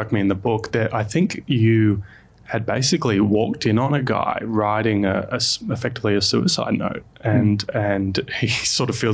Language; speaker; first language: English; native; English